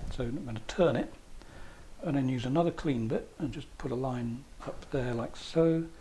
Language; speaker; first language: English; native; English